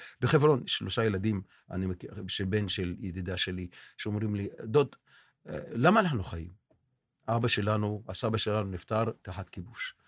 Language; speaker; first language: Hebrew; non-native, local second language; Arabic